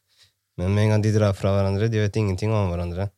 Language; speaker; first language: Norwegian; early bilingual, other home language; Somali